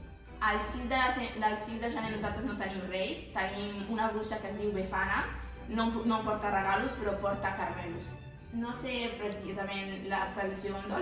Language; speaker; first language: Catalan; non-native, fluent; Italian